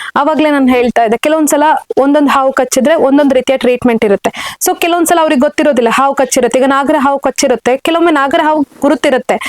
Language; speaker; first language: Kannada; native; Kannada